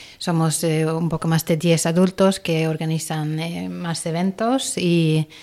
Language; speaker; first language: Spanish; non-native, fluent; Swedish